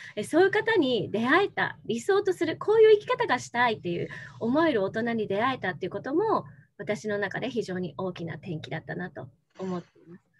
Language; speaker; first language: Japanese; native; Japanese